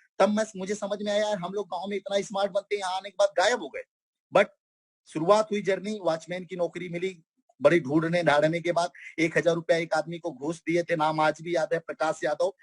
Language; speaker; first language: Hindi; non-native, local second language; Bhojpuri